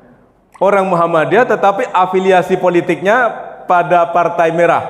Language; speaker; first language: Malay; non-native, local second language; Javanese